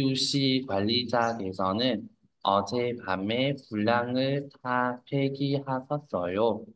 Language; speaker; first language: Korean; non-native, learner; Vietnamese